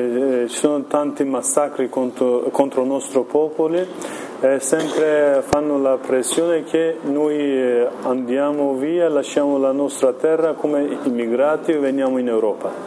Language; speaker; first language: Italian; non-native, learner; Kurdish